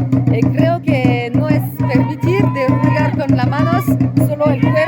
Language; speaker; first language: Spanish; non-native, learner; French